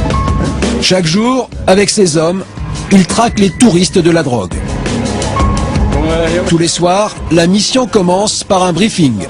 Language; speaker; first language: French; native; French